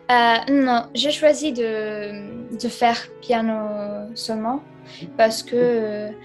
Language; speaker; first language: French; non-native, fluent; Italian